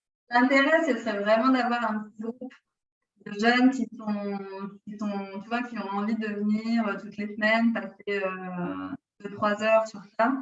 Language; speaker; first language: French; native; French